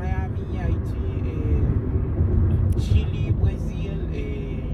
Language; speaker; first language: French; non-native, local second language; Haitian Creole